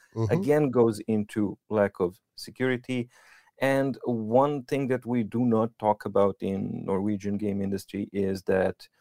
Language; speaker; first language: English; non-native, fluent; Serbian